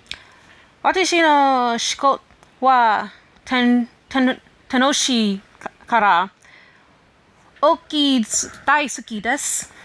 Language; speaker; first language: Japanese; non-native, learner; English